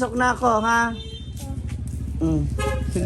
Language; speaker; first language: Filipino; non-native, local second language; Cebuano